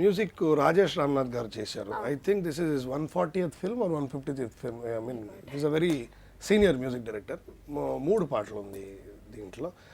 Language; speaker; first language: Telugu; non-native, learner; Kannada